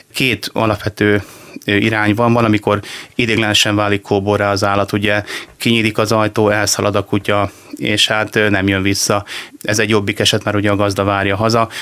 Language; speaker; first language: Hungarian; native; Hungarian